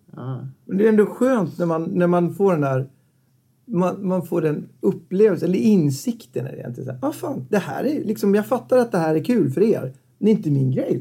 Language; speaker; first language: Swedish; native; Swedish